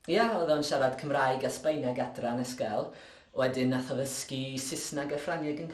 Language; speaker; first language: Welsh; non-native, local second language; English